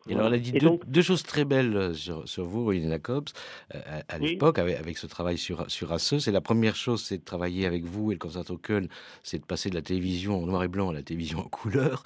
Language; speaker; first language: French; native; French